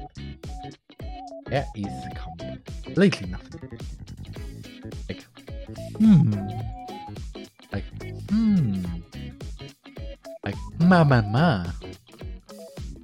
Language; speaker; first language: English; non-native, fluent; German